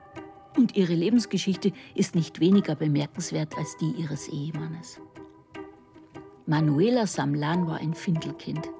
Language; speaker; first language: German; native; German